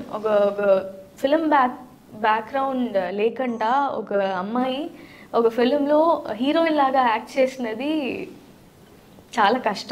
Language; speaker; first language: Telugu; non-native, learner; Tamil